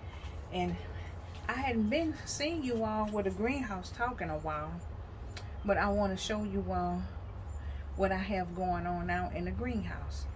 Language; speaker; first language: English; native; English